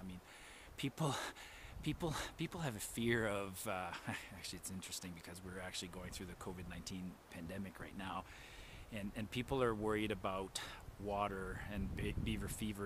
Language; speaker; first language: English; non-native, local second language; French